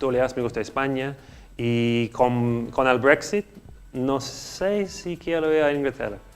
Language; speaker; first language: Spanish; non-native, learner; English